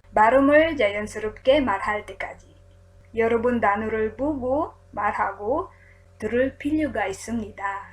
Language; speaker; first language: Korean; non-native, learner; Filipino